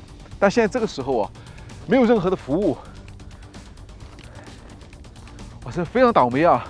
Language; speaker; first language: Chinese; native; Chinese